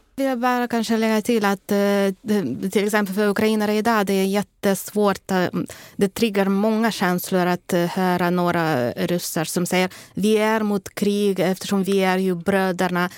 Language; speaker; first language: Swedish; non-native, fluent; Ukrainian